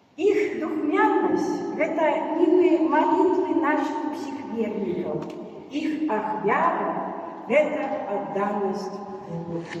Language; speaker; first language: Belarusian; native; Belarusian